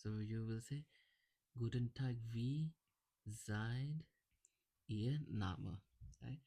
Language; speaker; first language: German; non-native, learner; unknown